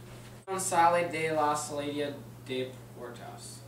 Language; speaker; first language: Spanish; non-native, learner; English